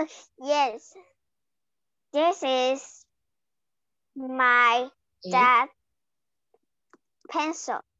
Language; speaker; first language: English; non-native, learner; Vietnamese